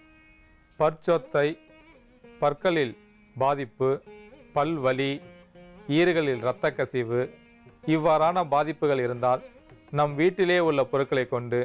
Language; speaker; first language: Tamil; native; Tamil